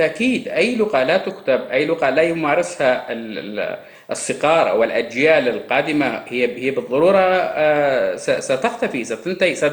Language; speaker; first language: Arabic; non-native, local second language; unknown